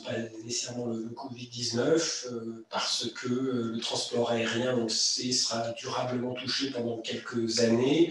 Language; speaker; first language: French; native; French